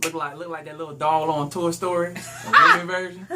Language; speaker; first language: English; native; English